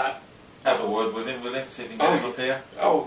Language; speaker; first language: English; native; English